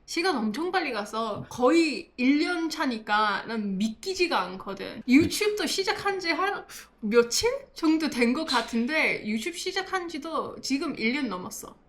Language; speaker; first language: Korean; non-native, fluent; English